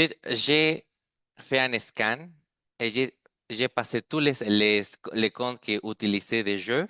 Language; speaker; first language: French; non-native, fluent; Spanish